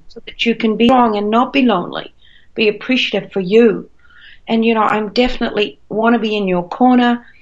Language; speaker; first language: English; native; English